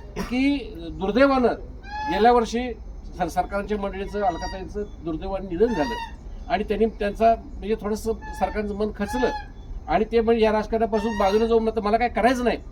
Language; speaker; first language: Marathi; native; Marathi